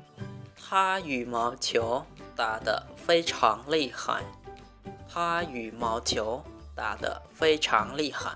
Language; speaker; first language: Chinese; non-native, fluent; Lao